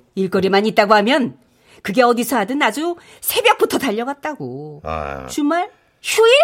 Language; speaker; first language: Korean; native; Korean